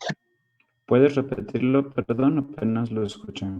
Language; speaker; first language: Spanish; native; Spanish